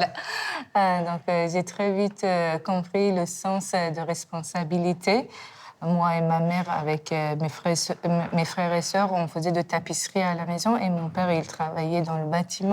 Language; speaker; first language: French; non-native, fluent; Persian